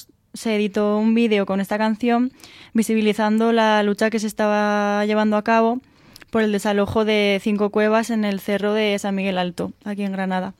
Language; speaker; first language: Spanish; native; Spanish